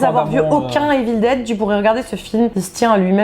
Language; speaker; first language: French; native; French